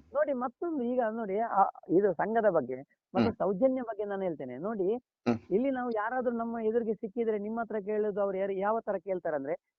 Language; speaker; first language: Kannada; non-native, local second language; Tulu